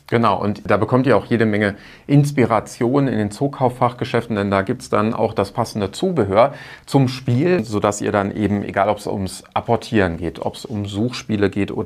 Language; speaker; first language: German; native; German